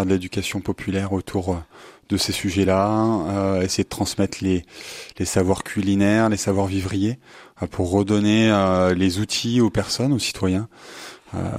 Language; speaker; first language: French; native; French